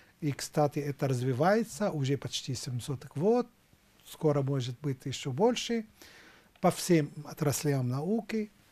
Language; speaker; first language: Russian; non-native, fluent; Arabic